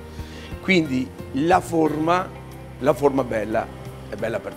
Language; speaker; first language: Italian; native; Italian